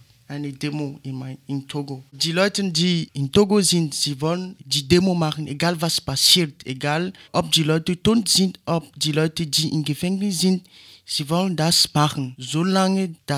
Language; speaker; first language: German; non-native, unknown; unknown